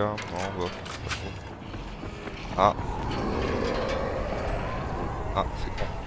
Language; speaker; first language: French; native; French